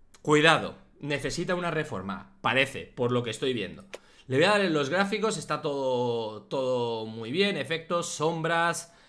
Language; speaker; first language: Spanish; native; Spanish